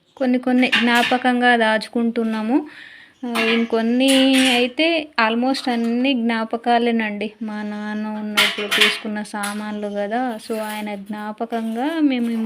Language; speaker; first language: Telugu; native; Telugu